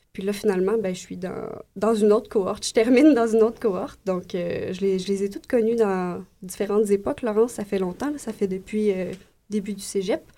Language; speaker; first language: French; native; French